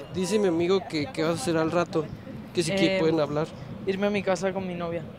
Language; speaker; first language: Spanish; native; Spanish